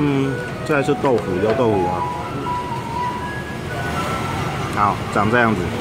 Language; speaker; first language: Chinese; native; Chinese